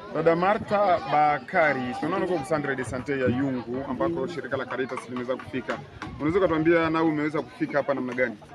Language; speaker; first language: Swahili; native; Swahili